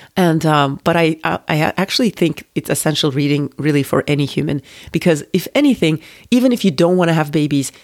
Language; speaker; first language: English; non-native, fluent; Turkish